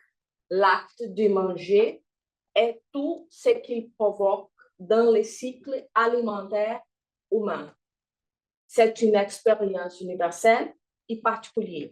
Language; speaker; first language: French; non-native, fluent; Portuguese